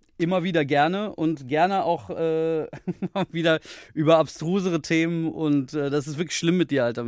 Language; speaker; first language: German; early bilingual, heritage; Greek